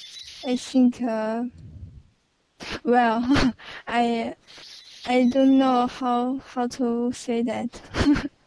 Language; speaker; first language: English; non-native, learner; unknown